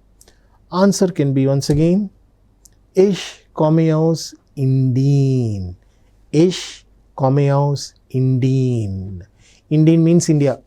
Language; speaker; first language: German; non-native, fluent; Telugu